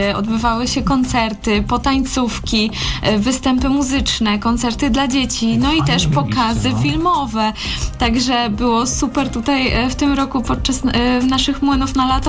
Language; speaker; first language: Polish; native; Polish